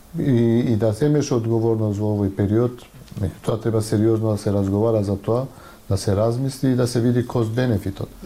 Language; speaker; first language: Macedonian; non-native, local second language; Albanian